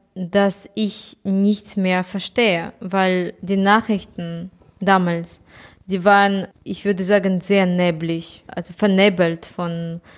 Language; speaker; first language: German; non-native, fluent; Russian